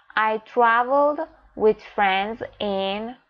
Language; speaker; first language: English; non-native, fluent; Persian